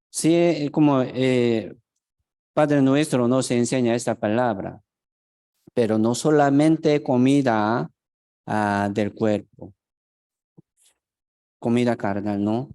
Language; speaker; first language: Spanish; non-native, fluent; Korean